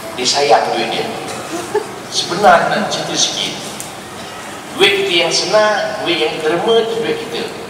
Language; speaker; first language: Malay; native; Malay